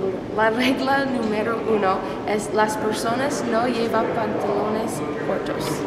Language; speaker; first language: Spanish; non-native, learner; English